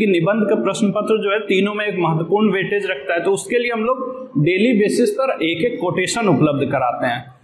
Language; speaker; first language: Hindi; native; Hindi